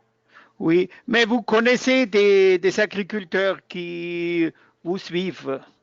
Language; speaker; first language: French; non-native, learner; German